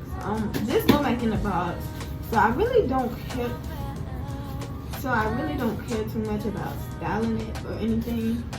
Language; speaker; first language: English; native; English